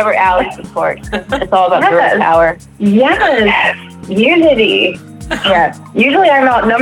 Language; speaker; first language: English; native; English